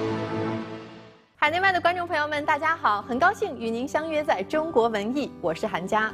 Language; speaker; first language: Chinese; native; Chinese